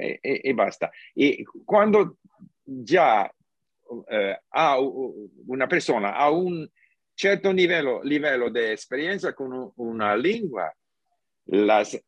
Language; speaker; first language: Italian; non-native, learner; English